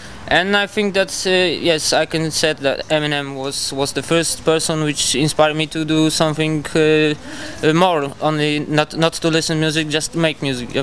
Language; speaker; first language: English; non-native, learner; Polish